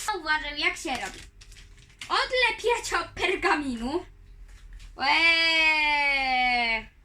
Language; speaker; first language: Polish; early bilingual, heritage; Polish